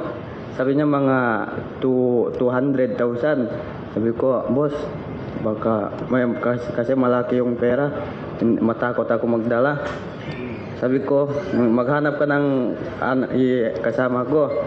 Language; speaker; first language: Filipino; non-native, local second language; Chavacano